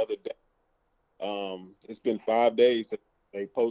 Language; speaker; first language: English; native; English